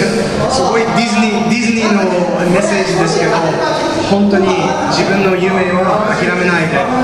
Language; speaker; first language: Japanese; non-native, learner; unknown